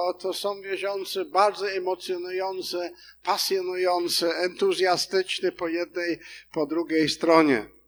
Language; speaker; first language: Polish; non-native, fluent; English